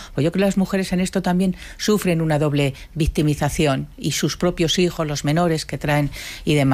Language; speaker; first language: Spanish; native; Spanish